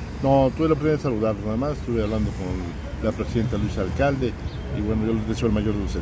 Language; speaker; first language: Spanish; native; Spanish